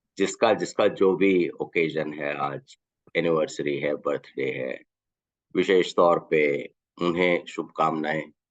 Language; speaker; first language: Hindi; native; Hindi